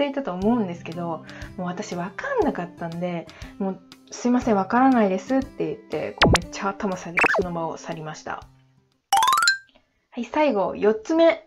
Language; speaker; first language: Japanese; native; Japanese